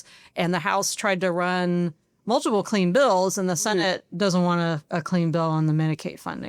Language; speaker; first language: English; native; English